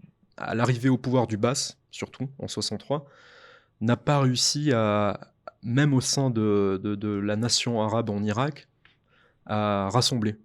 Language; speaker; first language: French; native; French